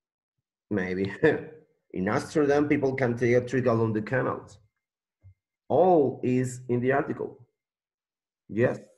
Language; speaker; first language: English; non-native, learner; Spanish